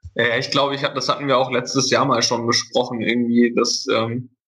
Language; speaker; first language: German; native; German